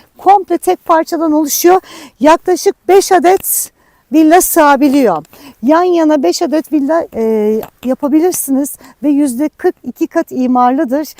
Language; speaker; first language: Turkish; native; Turkish